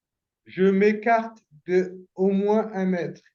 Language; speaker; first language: French; non-native, learner; Bangla